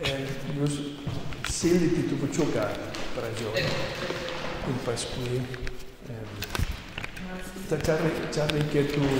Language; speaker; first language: Lithuanian; non-native, learner; Spanish